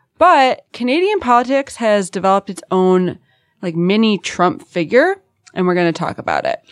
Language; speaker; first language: English; native; English